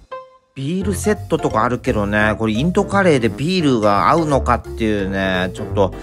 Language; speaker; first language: Japanese; native; Japanese